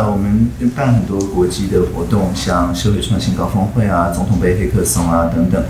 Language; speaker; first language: Chinese; native; Chinese